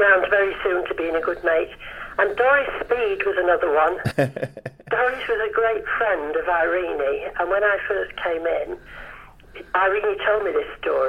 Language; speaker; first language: English; native; English